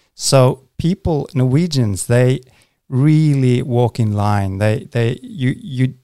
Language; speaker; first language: English; non-native, fluent; Norwegian